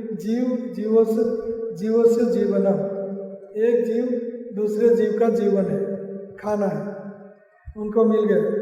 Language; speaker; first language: Hindi; non-native, local second language; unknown